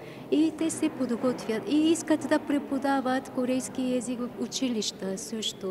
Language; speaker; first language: Bulgarian; non-native, fluent; Korean